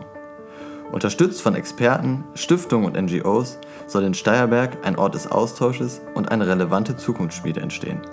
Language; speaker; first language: German; native; German